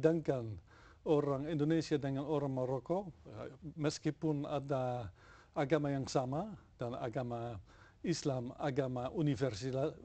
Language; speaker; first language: Indonesian; non-native, fluent; Dutch